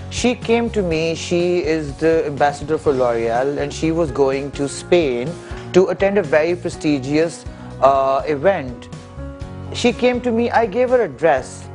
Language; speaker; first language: English; non-native, local second language; Urdu